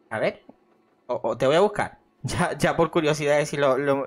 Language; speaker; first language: Spanish; native; Spanish